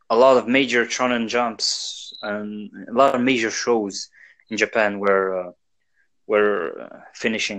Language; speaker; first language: English; non-native, fluent; Arabic